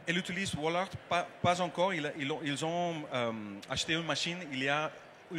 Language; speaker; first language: French; non-native, learner; Dutch